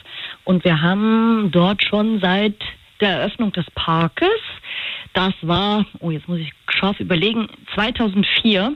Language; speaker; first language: German; native; German